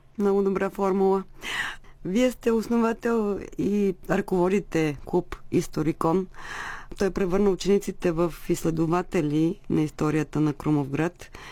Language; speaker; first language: Bulgarian; native; Bulgarian